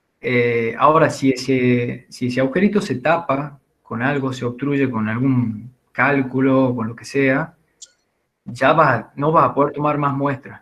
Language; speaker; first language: Spanish; native; Spanish